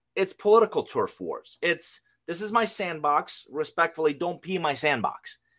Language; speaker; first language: English; non-native, fluent; Persian